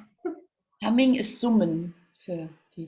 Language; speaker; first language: German; native; German